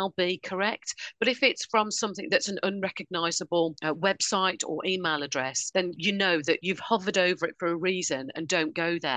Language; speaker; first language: English; native; English